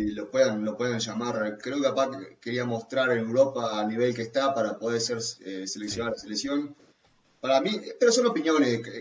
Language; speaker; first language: Spanish; native; Spanish